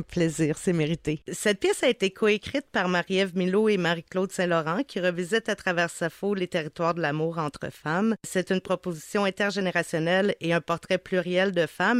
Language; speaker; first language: French; native; French